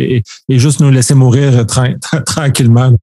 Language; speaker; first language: French; native; French